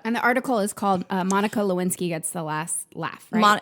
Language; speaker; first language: English; native; English